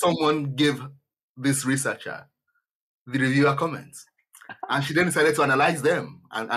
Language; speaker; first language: English; non-native, local second language; Yoruba